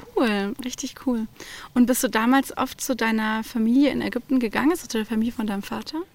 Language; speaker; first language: German; native; German